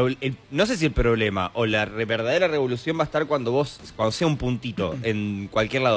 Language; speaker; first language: Spanish; native; Spanish